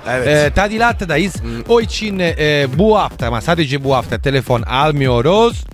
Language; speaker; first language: Turkish; non-native, learner; Italian